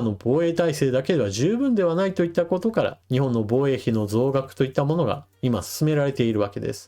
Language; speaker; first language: Japanese; native; Japanese